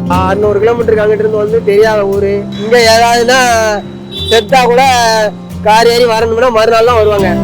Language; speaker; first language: Tamil; native; Tamil